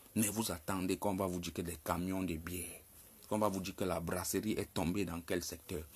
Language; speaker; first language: French; non-native, local second language; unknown